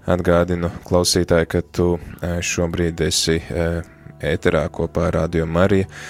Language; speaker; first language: Latvian; native; Latvian